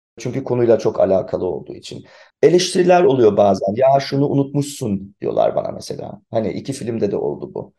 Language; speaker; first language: Turkish; early bilingual, heritage; Turkish